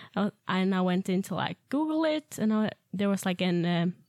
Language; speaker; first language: English; non-native, fluent; Swedish